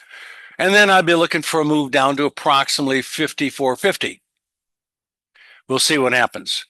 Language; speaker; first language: English; native; English